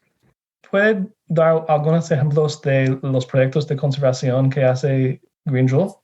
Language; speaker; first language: Spanish; non-native, fluent; English